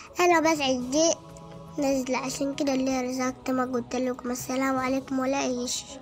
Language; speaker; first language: Arabic; native; Arabic